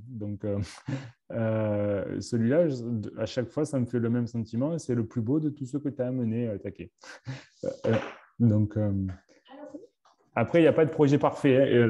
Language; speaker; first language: French; native; French